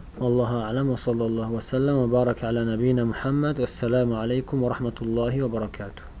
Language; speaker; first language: Arabic; non-native, fluent; Uzbek